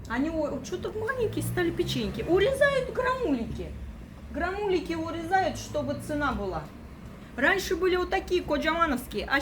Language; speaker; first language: Russian; native; Russian